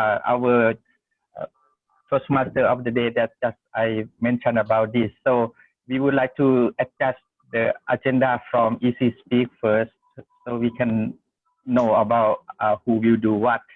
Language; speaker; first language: English; non-native, learner; Thai